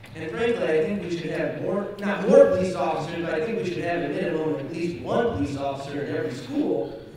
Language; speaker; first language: English; native; English